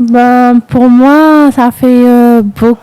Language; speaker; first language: French; non-native, local second language; Réunion Creole French